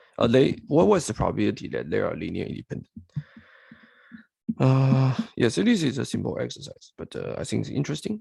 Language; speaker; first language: English; non-native, fluent; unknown